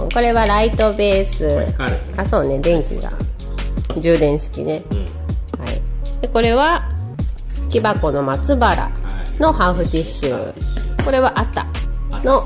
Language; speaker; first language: Japanese; native; Japanese